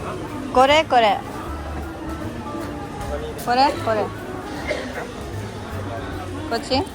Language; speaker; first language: Japanese; non-native, fluent; Filipino